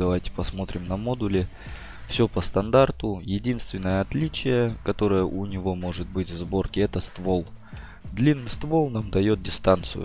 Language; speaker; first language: Russian; native; Russian